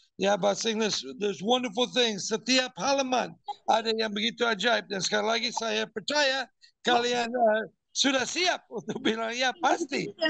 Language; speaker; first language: Indonesian; non-native, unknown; English